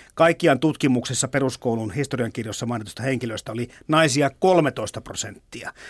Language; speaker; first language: Finnish; native; Finnish